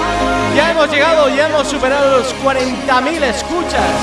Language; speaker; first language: Spanish; native; Spanish